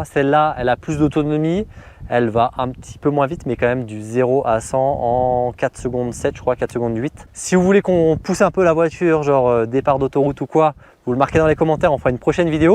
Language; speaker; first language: French; native; French